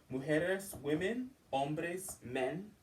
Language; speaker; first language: Spanish; non-native, learner; English